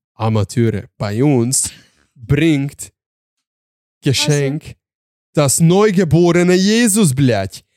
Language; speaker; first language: German; early bilingual, other home language; Turkish